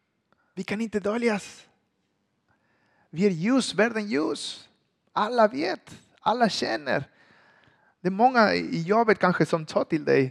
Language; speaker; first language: Swedish; non-native, learner; Spanish